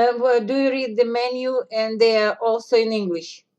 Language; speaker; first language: English; non-native, fluent; Russian